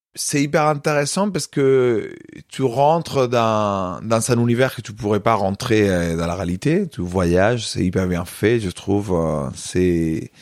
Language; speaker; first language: French; non-native, fluent; Spanish